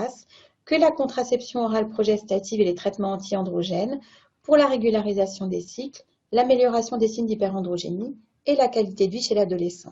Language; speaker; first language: French; native; French